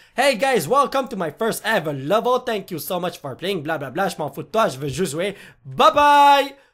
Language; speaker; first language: French; native; French